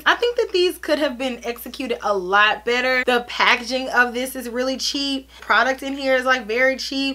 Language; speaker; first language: English; native; English